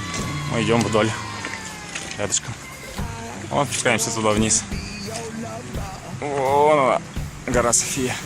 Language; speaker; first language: Russian; native; Russian